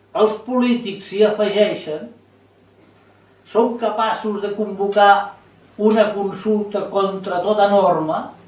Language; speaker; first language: Catalan; native; Catalan